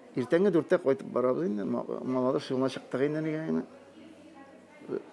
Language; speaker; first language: Tatar; native; Tatar